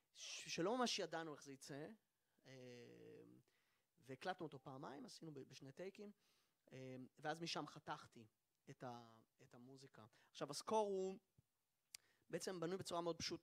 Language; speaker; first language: Hebrew; native; Hebrew